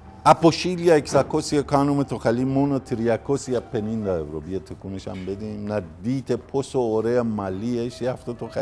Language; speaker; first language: Greek; non-native, learner; Persian